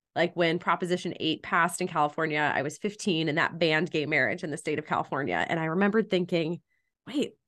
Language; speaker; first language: English; native; English